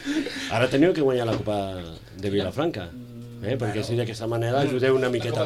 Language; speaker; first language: Catalan; native; Catalan